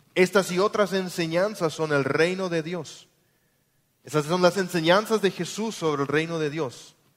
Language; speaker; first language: Spanish; non-native, local second language; German